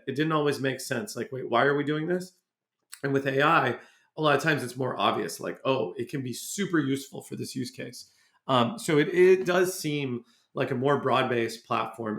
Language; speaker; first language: English; native; English